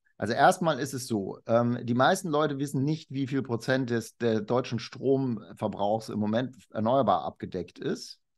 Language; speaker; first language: German; native; German